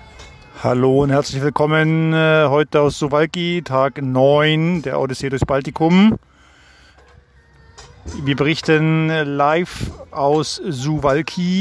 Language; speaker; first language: German; native; German